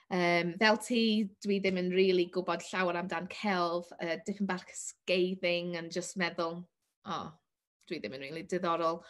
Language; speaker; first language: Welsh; non-native, learner; English